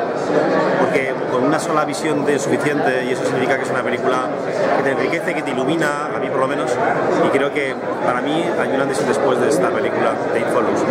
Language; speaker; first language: Spanish; native; Spanish